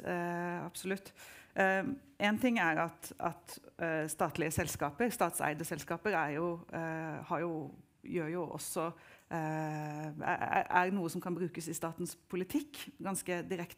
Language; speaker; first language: Norwegian; native; Norwegian